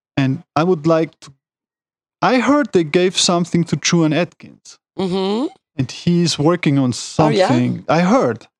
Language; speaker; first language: English; non-native, fluent; German